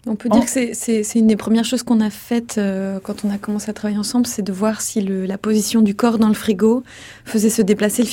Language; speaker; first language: French; native; French